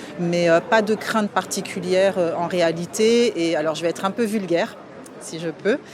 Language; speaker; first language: French; native; French